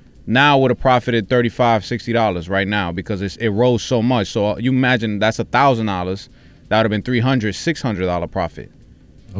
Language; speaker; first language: English; early bilingual, other home language; Spanish